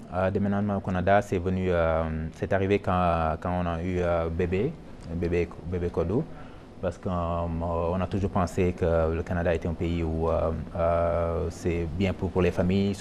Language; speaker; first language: French; non-native, local second language; Wolof